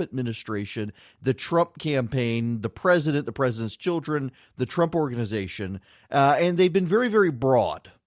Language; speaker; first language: English; native; English